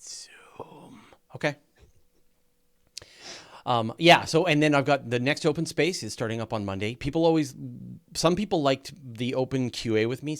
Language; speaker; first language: English; native; English